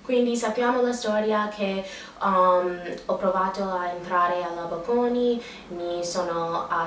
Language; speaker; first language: Italian; non-native, learner; English